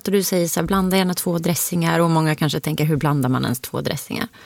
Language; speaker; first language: Swedish; native; Swedish